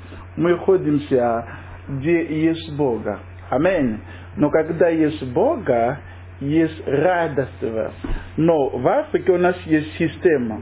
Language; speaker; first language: Russian; non-native, learner; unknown